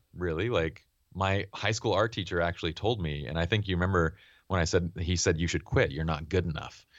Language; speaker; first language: English; native; English